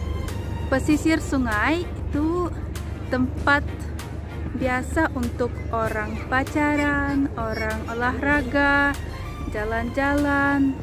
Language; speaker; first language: Indonesian; non-native, learner; Russian